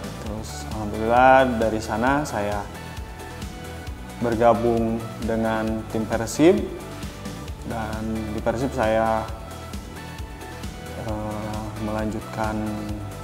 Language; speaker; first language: Indonesian; native; Indonesian